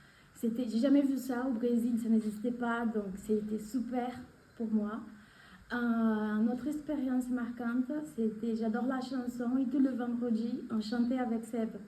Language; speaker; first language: French; non-native, fluent; Portuguese